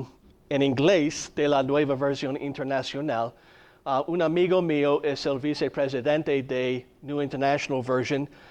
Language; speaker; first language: Spanish; non-native, fluent; English